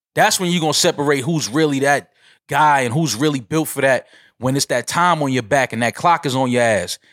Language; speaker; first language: English; native; English